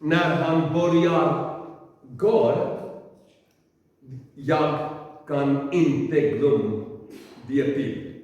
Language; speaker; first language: Swedish; non-native, learner; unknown